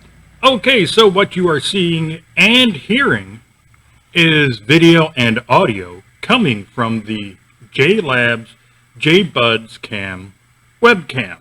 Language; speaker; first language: English; native; English